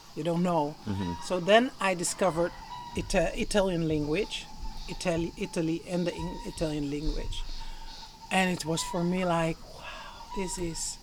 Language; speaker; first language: English; non-native, fluent; Dutch